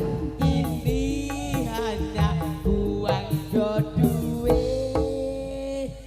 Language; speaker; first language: Indonesian; non-native, local second language; Javanese